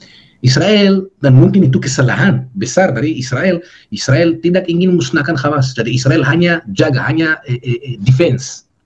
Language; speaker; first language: Indonesian; non-native, fluent; Hebrew